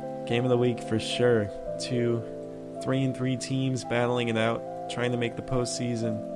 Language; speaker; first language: English; native; English